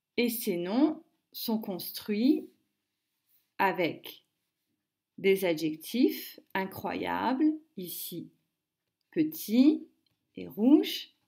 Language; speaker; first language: French; native; French